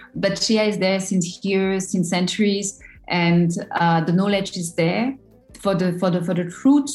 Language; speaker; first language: English; non-native, fluent; French